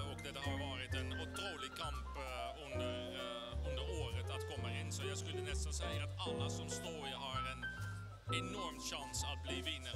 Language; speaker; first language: Swedish; non-native, fluent; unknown